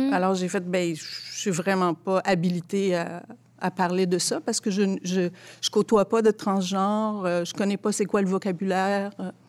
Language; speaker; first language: French; early bilingual, other home language; Arabic